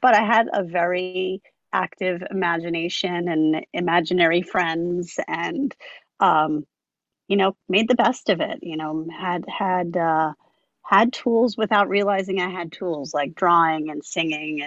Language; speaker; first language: English; native; English